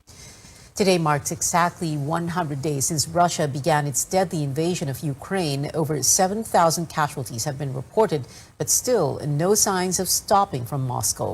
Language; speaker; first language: English; non-native, local second language; Filipino